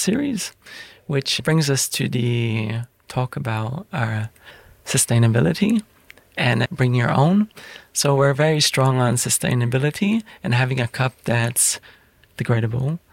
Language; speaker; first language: English; native; English